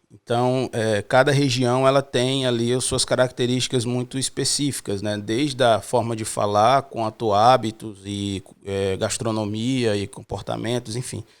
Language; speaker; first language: Portuguese; native; Portuguese